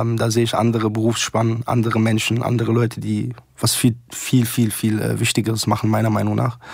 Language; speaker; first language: German; early bilingual, other home language; Arabic